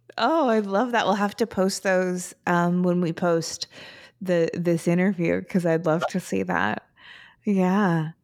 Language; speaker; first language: English; native; English